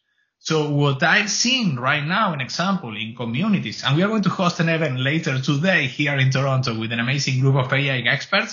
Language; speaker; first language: English; non-native, fluent; Spanish